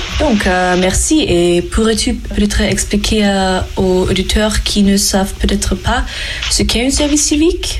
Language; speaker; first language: French; non-native, fluent; German